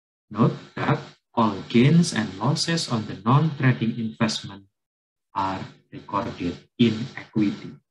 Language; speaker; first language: English; non-native, fluent; Indonesian